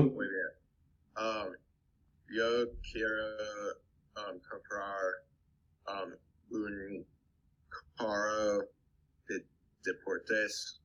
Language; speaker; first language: Spanish; non-native, learner; English